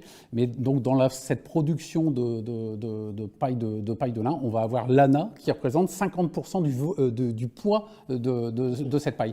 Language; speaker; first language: French; native; French